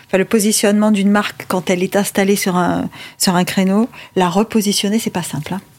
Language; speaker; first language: French; native; French